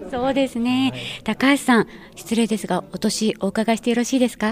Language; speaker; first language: Japanese; native; Japanese